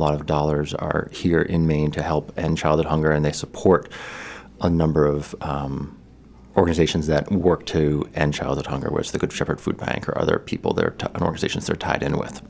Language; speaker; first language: English; native; English